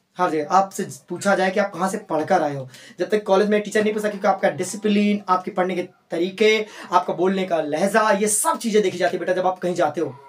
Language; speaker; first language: Hindi; native; Hindi